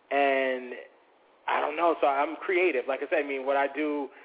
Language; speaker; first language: English; native; English